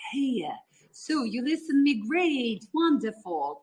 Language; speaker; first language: English; non-native, learner; Ukrainian